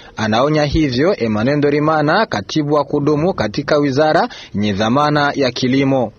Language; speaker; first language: Swahili; non-native, local second language; Rundi